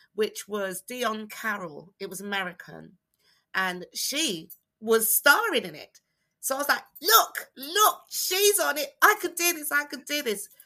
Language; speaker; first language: English; native; English